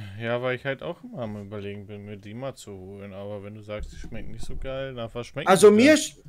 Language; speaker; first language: German; native; German